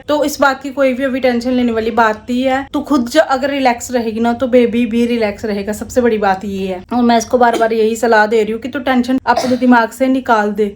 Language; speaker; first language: Hindi; non-native, local second language; Punjabi